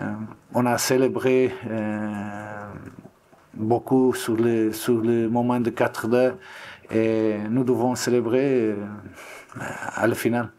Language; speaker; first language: French; non-native, learner; Portuguese